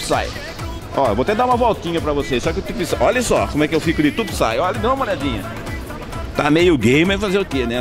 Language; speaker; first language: Portuguese; native; Portuguese